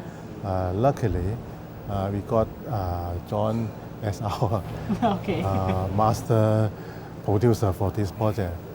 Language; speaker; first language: English; non-native, fluent; Cantonese